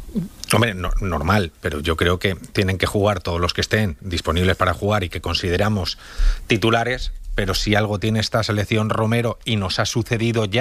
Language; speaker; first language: Spanish; native; Spanish